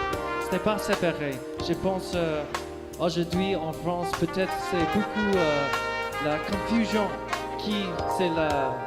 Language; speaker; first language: French; non-native, learner; English